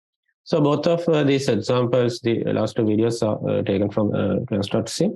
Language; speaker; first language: English; non-native, local second language; Sinhala